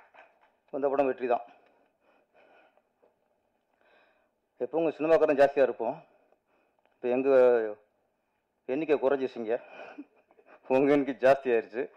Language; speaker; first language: Tamil; native; Tamil